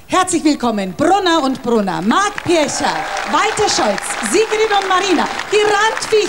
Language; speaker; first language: German; native; German